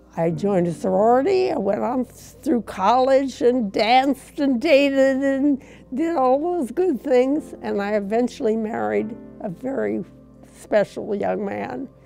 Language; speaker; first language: English; native; English